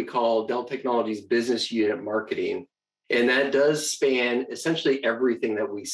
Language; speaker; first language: English; native; English